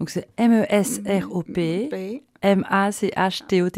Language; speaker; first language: French; native; French